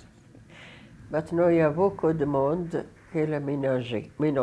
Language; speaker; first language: French; non-native, learner; Arabic